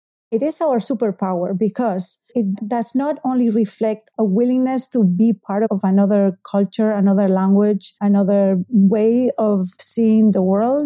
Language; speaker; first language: English; non-native, fluent; Spanish